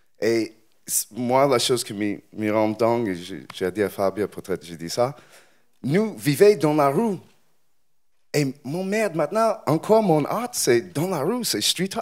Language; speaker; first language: French; non-native, learner; English